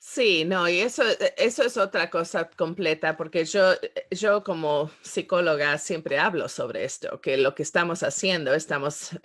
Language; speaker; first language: Spanish; non-native, fluent; English